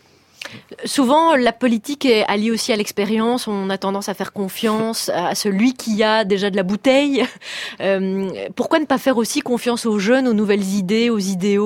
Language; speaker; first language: French; native; French